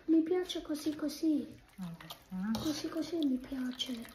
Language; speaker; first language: Italian; early bilingual, other home language; Filipino